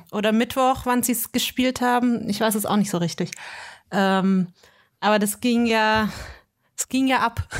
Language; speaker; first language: German; native; German